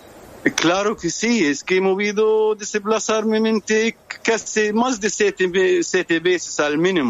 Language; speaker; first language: Spanish; non-native, fluent; Arabic